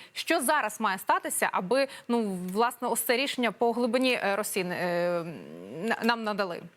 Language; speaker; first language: Ukrainian; native; Ukrainian